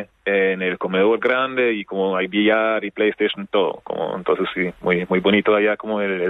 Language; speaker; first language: Spanish; non-native, fluent; German